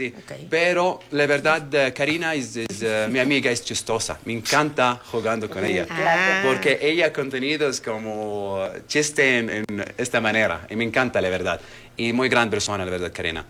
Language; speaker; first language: Spanish; non-native, learner; Arabic